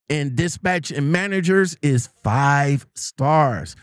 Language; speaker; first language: English; native; English